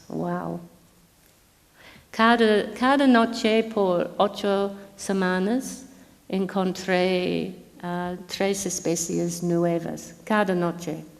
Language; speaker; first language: Spanish; non-native, fluent; English